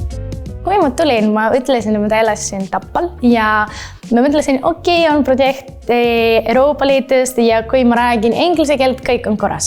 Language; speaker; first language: Estonian; non-native, learner; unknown